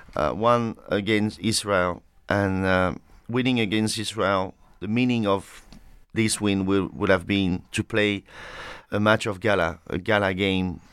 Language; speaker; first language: English; non-native, fluent; French